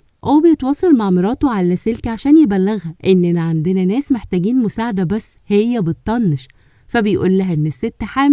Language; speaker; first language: Arabic; native; Arabic